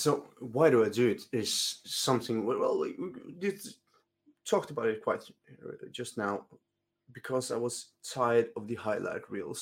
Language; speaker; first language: English; non-native, fluent; Norwegian